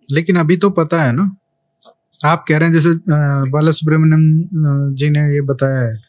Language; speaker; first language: Hindi; native; Hindi